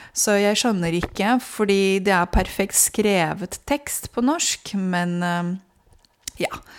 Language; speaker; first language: Norwegian; non-native, fluent; Romanian